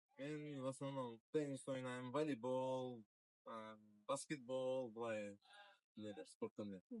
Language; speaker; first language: Kazakh; early bilingual, other home language; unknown